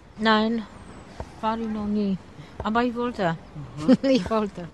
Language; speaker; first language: German; non-native, learner; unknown